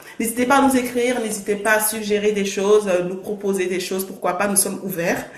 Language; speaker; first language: French; native; French